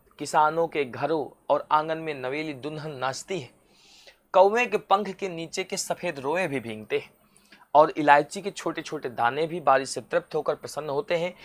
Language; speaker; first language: Hindi; native; Hindi